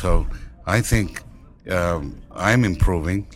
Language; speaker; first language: English; non-native, local second language; Tamil